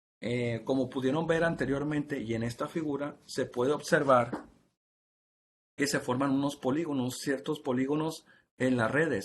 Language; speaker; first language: Spanish; native; Spanish